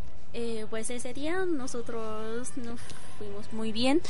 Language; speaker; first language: Spanish; non-native, learner; Chinese